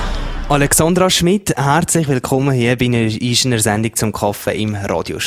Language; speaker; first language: German; native; German